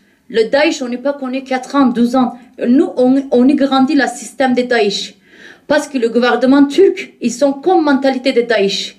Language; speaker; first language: French; non-native, learner; Kurdish